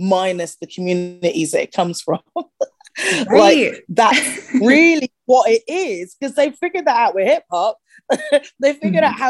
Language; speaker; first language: English; native; English